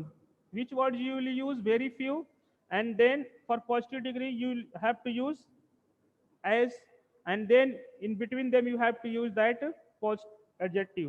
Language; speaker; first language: English; non-native, local second language; Hindi